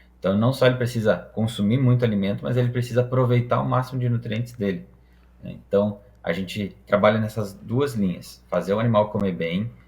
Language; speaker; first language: Portuguese; non-native, fluent; Hebrew